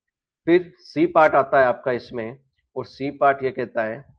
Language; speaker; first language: Hindi; native; Hindi